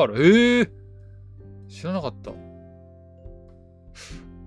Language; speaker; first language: Japanese; native; Japanese